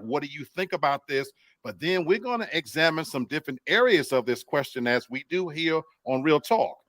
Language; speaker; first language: English; native; English